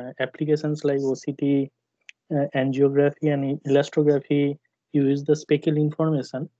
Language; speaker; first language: English; non-native, learner; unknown